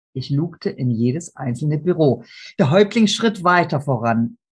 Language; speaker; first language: German; native; German